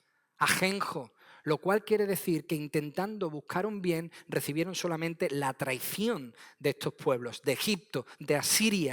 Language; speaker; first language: Spanish; native; Spanish